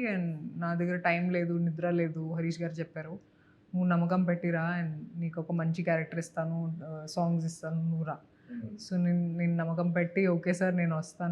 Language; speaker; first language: Telugu; non-native, local second language; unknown